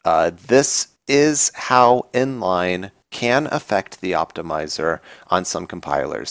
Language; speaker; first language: English; native; English